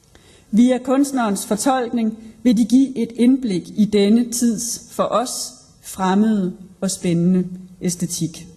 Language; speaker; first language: Danish; native; Danish